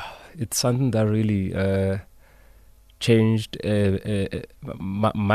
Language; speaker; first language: English; non-native, local second language; Southern Sotho